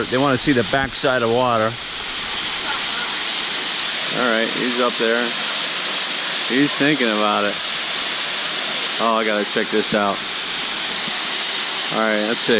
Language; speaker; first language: English; native; English